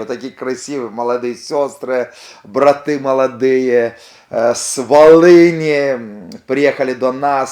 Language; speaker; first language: Russian; non-native, local second language; Ukrainian